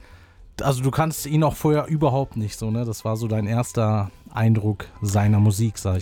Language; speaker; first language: German; native; German